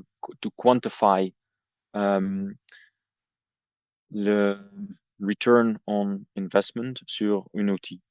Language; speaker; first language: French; non-native, fluent; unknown